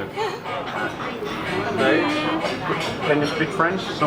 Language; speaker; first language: English; non-native, learner; French